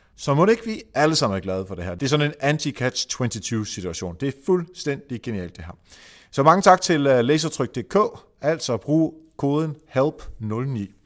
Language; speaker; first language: Danish; native; Danish